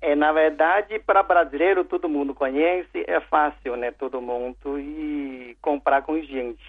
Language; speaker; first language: Portuguese; non-native, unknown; Chinese